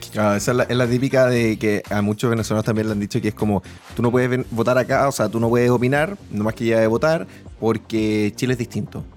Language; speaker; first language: Spanish; native; Spanish